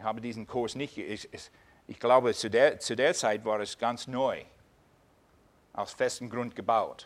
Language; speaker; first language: German; non-native, fluent; English